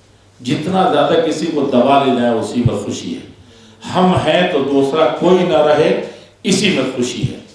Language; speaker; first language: Urdu; native; Urdu